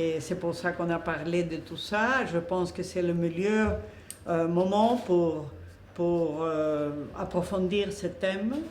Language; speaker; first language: French; non-native, fluent; Spanish